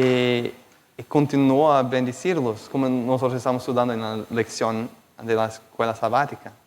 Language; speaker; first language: Spanish; non-native, fluent; Portuguese